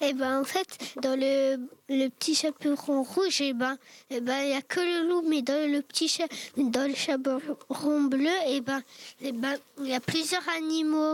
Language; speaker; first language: French; native; French